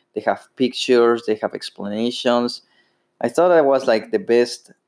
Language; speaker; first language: English; non-native, fluent; Spanish